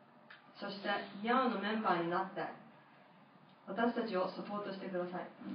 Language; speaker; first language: Japanese; non-native, fluent; English